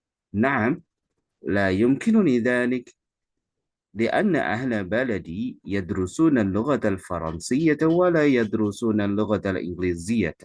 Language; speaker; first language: Arabic; non-native, fluent; Indonesian